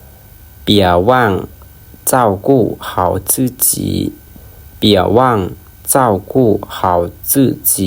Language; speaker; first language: Chinese; non-native, learner; Lao